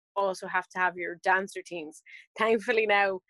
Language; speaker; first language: English; native; English